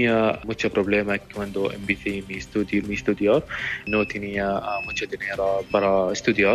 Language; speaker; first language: Spanish; non-native, learner; Arabic